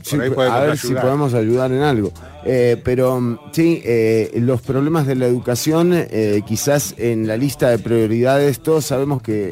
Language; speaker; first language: Spanish; native; Spanish